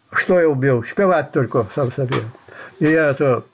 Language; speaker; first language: Russian; non-native, local second language; Belarusian